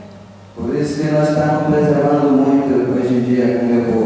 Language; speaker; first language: Portuguese; non-native, local second language; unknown